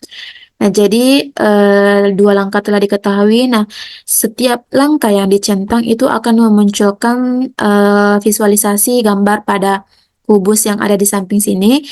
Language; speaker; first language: Indonesian; native; Indonesian